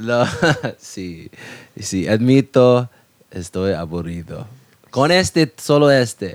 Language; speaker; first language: Spanish; non-native, learner; English